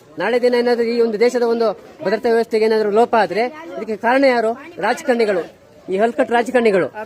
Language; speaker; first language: Kannada; native; Kannada